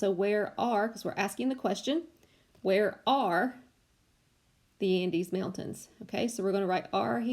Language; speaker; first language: English; native; English